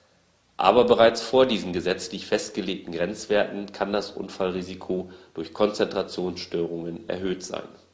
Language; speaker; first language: German; native; German